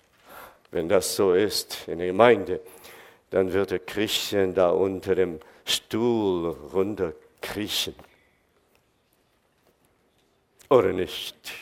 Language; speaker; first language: German; non-native, fluent; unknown